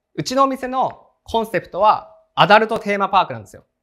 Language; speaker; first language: Japanese; native; Japanese